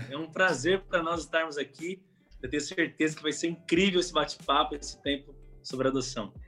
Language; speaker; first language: Portuguese; native; Portuguese